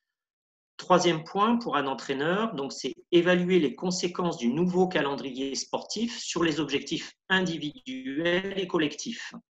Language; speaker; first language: French; native; French